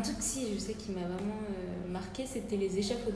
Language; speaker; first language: French; native; French